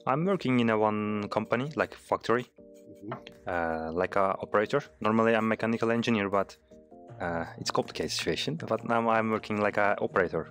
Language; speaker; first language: English; non-native, learner; Turkish